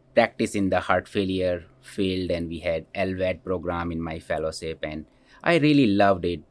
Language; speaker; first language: English; non-native, local second language; Hindi